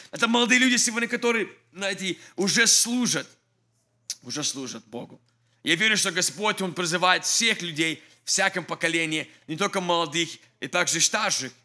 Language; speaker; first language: Russian; early bilingual, heritage; English